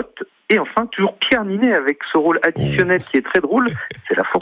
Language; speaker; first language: French; native; French